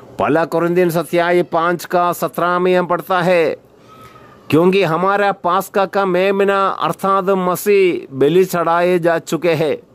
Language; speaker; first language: Hindi; non-native, local second language; Malayalam